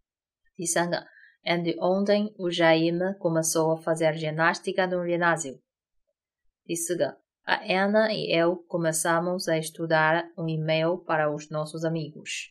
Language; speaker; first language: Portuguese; non-native, fluent; Chinese